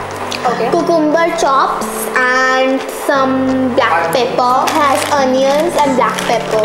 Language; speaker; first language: English; non-native, local second language; Hindi